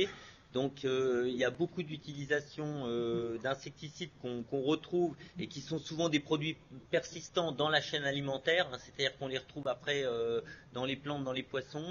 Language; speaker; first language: French; native; French